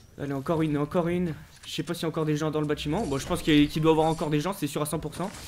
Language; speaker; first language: French; native; French